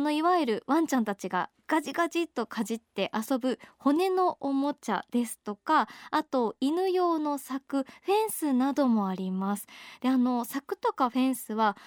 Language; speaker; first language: Japanese; native; Japanese